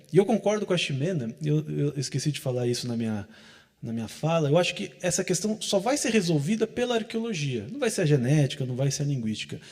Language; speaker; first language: Portuguese; native; Portuguese